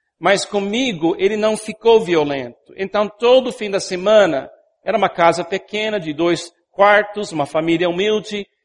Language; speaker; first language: Portuguese; non-native, fluent; English